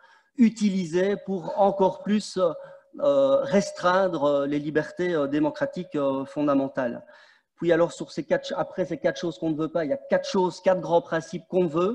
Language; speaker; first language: French; native; French